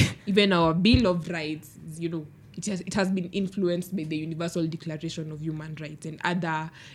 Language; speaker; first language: English; non-native, local second language; Luo (Kenya and Tanzania)